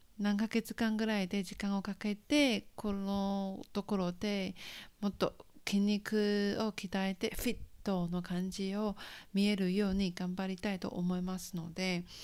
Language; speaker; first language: Japanese; non-native, fluent; Chinese